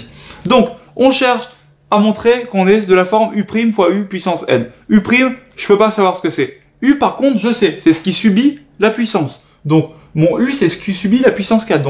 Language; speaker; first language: French; native; French